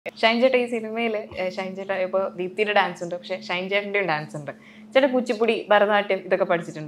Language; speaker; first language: Malayalam; native; Malayalam